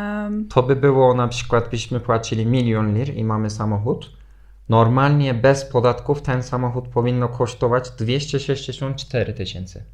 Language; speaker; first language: Polish; non-native, fluent; Turkish